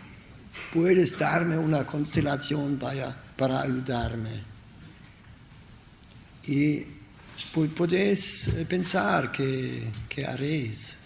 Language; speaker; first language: Spanish; non-native, learner; German